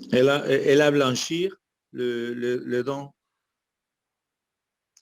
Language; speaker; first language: French; non-native, learner; Spanish